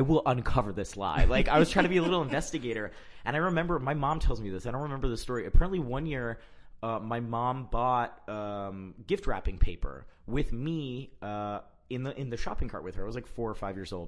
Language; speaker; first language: English; early bilingual, other home language; Spanish